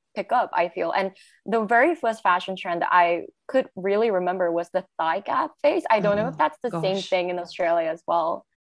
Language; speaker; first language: English; non-native, local second language; Chinese